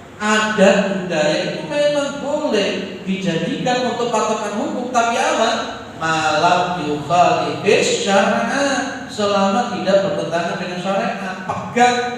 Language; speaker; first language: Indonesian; non-native, local second language; Javanese